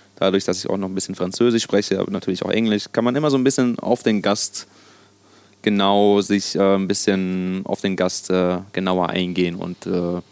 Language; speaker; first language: German; non-native, local second language; Sicilian